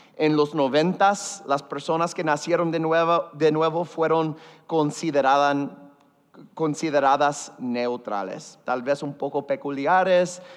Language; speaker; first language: Spanish; early bilingual, heritage; Spanish